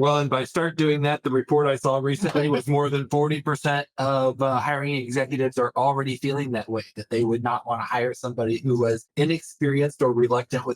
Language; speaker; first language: English; native; English